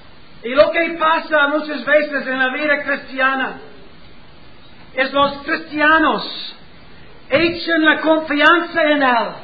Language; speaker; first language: Spanish; non-native, learner; English